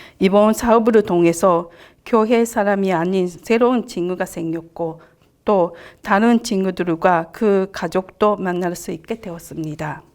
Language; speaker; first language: Korean; non-native, fluent; Japanese